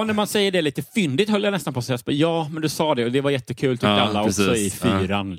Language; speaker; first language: Swedish; native; Swedish